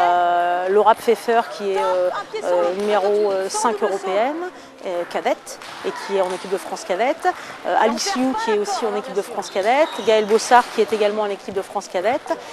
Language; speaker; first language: French; native; French